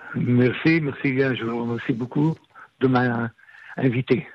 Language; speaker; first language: French; non-native, fluent; Hebrew